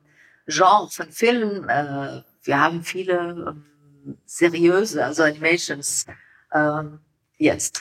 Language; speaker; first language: German; non-native, learner; Persian